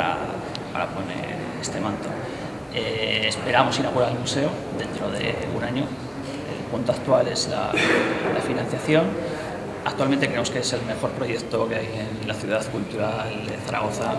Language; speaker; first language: Spanish; native; Spanish